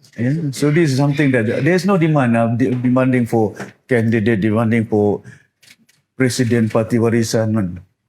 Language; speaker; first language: English; non-native, local second language; Malay